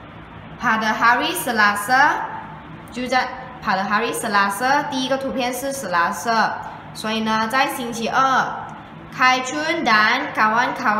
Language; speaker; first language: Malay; non-native, local second language; Chinese